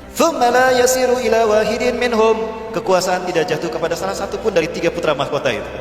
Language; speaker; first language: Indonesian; native; Indonesian